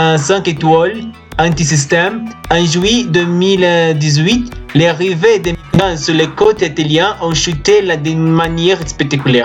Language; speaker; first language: French; non-native, learner; Spanish